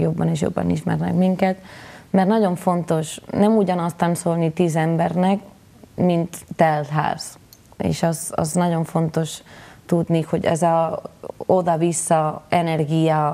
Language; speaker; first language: Hungarian; non-native, learner; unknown